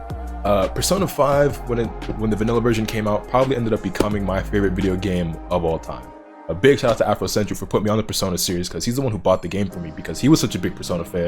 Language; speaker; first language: English; native; English